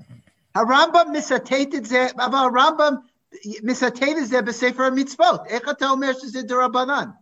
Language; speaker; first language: Hebrew; non-native, fluent; English